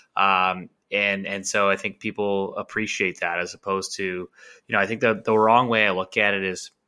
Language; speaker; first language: English; native; English